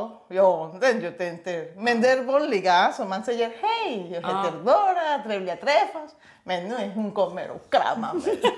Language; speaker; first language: Swedish; non-native, learner; Spanish